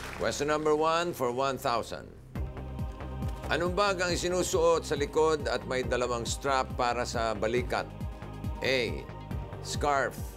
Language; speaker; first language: Filipino; native; Filipino